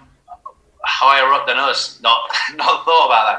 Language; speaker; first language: English; native; English